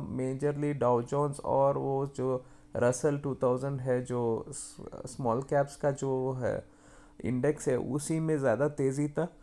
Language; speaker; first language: Hindi; non-native, local second language; Kannada